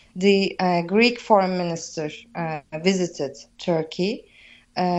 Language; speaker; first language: English; non-native, fluent; Turkish